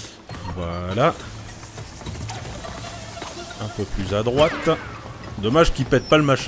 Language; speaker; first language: French; native; French